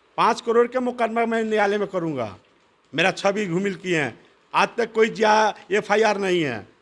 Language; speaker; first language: Hindi; native; Hindi